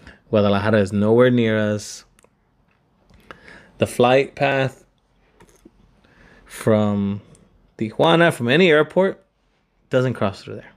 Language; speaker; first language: English; early bilingual, other home language; Spanish